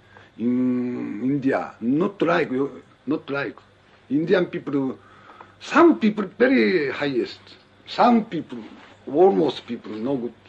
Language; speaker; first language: English; non-native, learner; Japanese